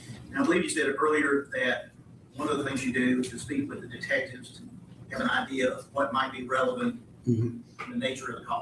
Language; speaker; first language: English; native; English